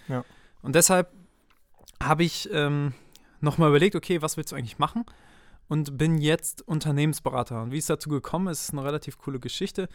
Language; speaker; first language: German; native; German